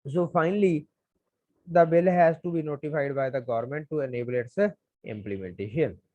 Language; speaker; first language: English; non-native, local second language; Punjabi